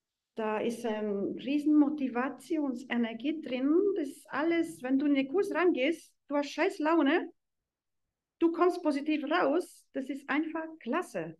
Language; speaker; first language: German; non-native, fluent; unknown